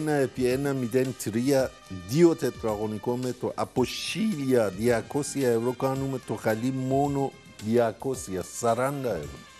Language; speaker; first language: Greek; non-native, learner; Persian